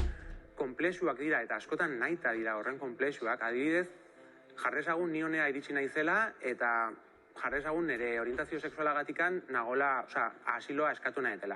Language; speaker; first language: Basque; native; Basque